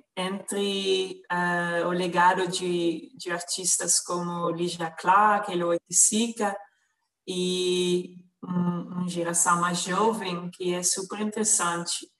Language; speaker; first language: Portuguese; non-native, fluent; Dutch